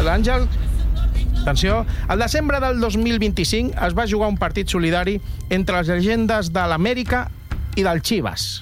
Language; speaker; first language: Catalan; native; Catalan